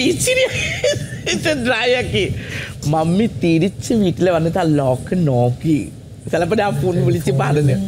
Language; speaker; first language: Malayalam; non-native, fluent; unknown